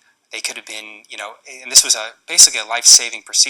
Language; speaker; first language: English; native; English